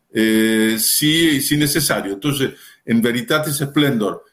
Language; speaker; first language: Spanish; native; Spanish